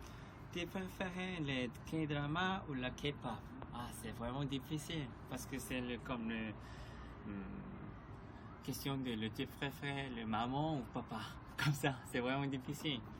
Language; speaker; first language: French; non-native, learner; Korean